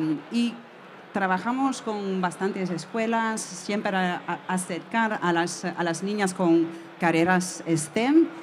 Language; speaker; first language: Spanish; non-native, fluent; French